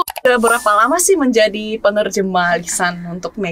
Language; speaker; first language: Indonesian; non-native, fluent; Korean